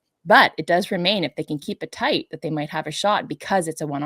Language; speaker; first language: English; native; English